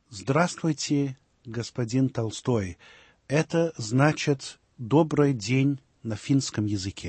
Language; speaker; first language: Russian; early bilingual, heritage; Russian